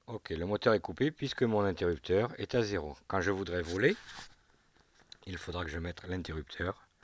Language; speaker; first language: French; native; French